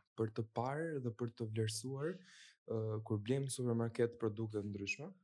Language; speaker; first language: Albanian; native; Albanian